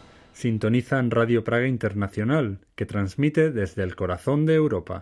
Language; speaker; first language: Spanish; native; Spanish